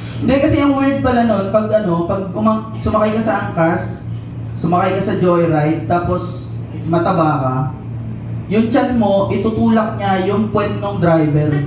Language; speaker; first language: Filipino; non-native, local second language; Cebuano